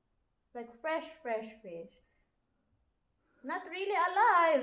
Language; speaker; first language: English; non-native, local second language; Cebuano